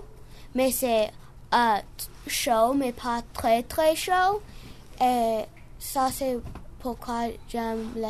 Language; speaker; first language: French; non-native, learner; English